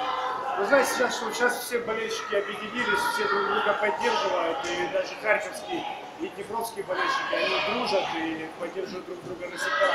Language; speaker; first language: Russian; native; Russian